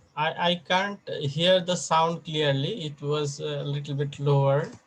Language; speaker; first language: English; non-native, fluent; Bangla